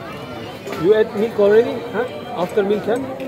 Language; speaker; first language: English; non-native, learner; Turkish